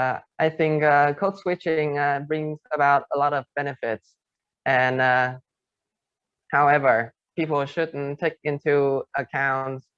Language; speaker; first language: English; non-native, fluent; Vietnamese